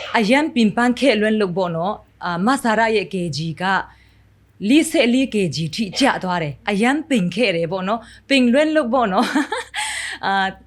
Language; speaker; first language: Burmese; non-native, local second language; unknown